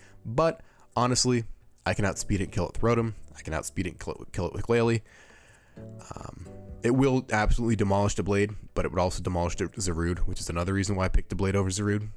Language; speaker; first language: English; native; English